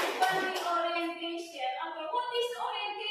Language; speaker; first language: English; non-native, fluent; Indonesian